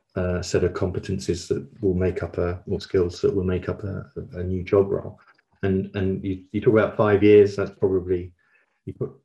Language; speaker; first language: English; native; English